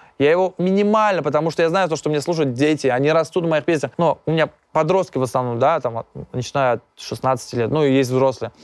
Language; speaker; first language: Russian; non-native, local second language; Tatar